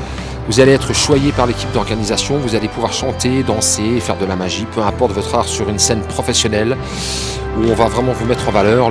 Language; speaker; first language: French; native; French